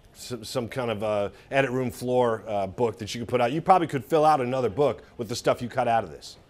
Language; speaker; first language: English; native; English